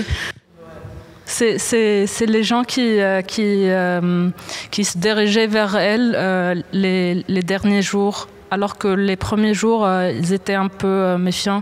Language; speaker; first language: French; non-native, local second language; Arabic